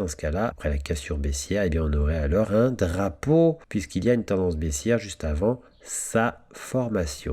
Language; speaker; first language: French; native; French